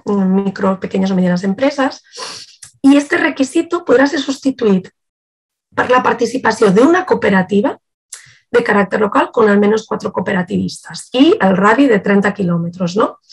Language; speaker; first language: Spanish; native; Spanish